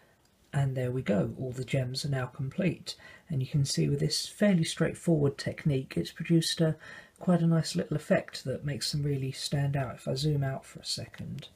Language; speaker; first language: English; native; English